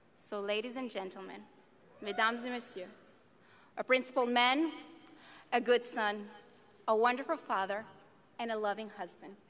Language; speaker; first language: English; native; English